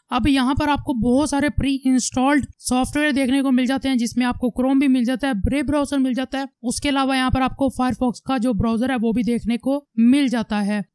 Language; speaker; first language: Urdu; native; Urdu